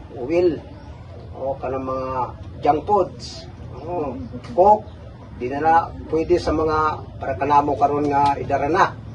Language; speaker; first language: Cebuano; non-native, local second language; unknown